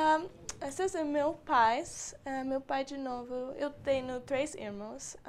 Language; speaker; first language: Portuguese; non-native, learner; English